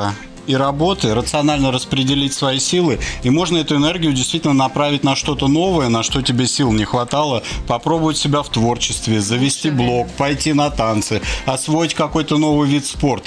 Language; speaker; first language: Russian; native; Russian